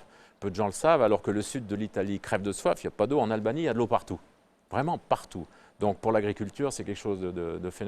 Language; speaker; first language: French; native; French